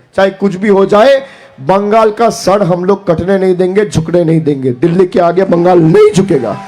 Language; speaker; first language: Hindi; non-native, local second language; Bangla